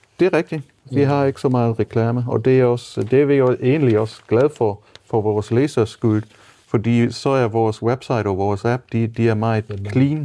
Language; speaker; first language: Danish; non-native, fluent; German